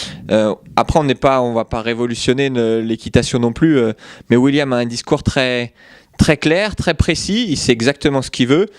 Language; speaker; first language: French; native; French